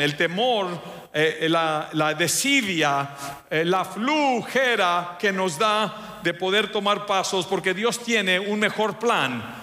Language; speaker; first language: Spanish; early bilingual, heritage; Spanish